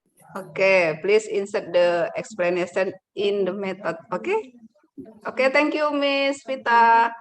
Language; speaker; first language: English; non-native, learner; Indonesian